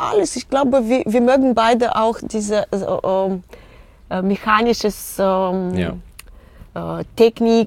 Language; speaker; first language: German; non-native, learner; Russian